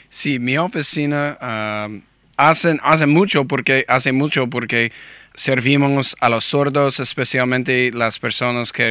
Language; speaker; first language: Spanish; non-native, learner; English